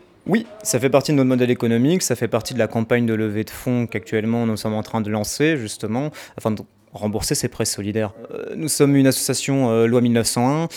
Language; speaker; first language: French; native; French